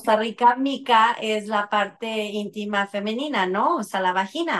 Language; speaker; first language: Spanish; native; Spanish